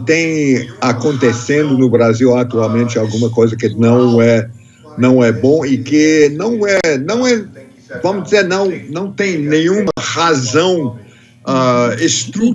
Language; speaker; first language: Portuguese; non-native, fluent; English